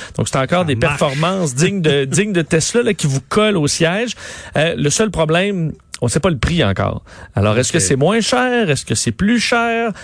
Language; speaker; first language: French; native; French